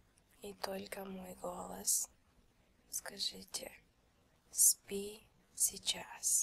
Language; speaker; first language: Russian; early bilingual, heritage; Russian